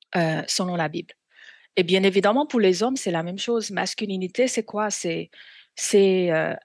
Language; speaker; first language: French; non-native, fluent; Korean